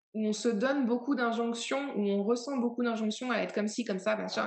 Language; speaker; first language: French; native; French